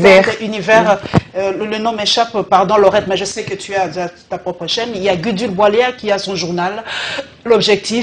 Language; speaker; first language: French; non-native, local second language; Lingala